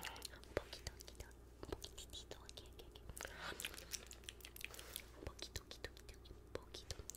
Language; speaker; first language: Spanish; non-native, learner; English